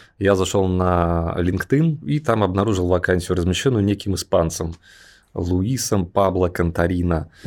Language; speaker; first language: Russian; native; Russian